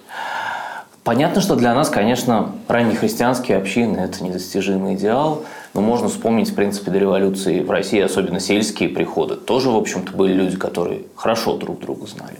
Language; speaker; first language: Russian; native; Russian